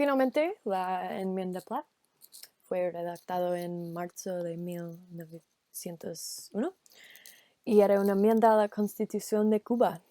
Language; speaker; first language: Spanish; non-native, learner; English